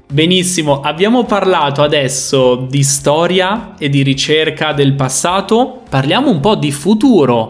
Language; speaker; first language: Italian; native; Italian